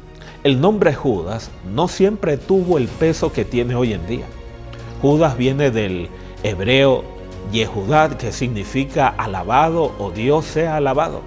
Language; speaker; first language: Spanish; native; Spanish